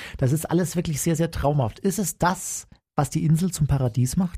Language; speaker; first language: German; native; German